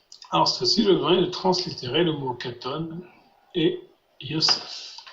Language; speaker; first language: French; non-native, fluent; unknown